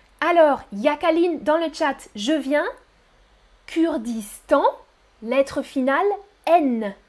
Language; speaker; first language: French; native; French